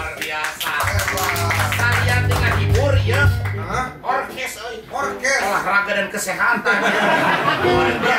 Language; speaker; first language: Indonesian; non-native, local second language; Sundanese